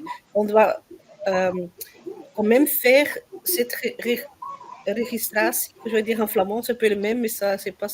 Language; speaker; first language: French; non-native, learner; Dutch